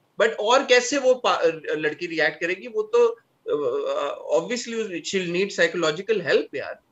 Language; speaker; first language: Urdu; non-native, local second language; Punjabi